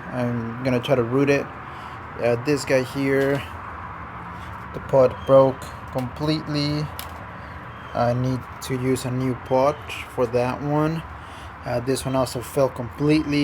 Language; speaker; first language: English; non-native, fluent; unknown